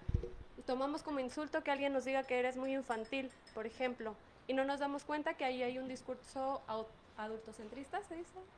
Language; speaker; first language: Spanish; native; Spanish